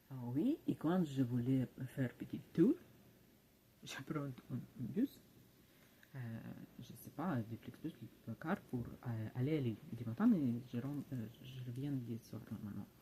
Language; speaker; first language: French; non-native, learner; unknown